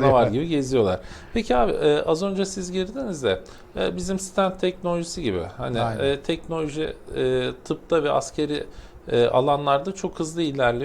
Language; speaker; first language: Turkish; native; Turkish